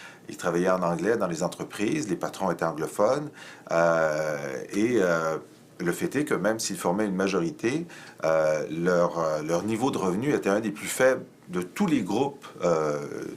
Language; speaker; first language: French; native; French